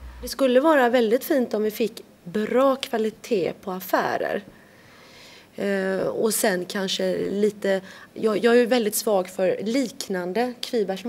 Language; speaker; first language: Swedish; native; Swedish